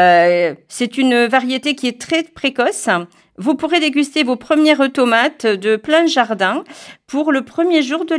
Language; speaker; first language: French; native; French